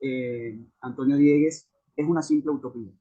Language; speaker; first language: Spanish; native; Spanish